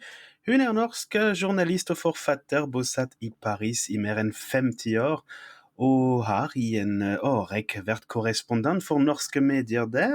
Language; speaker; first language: Norwegian; non-native, fluent; French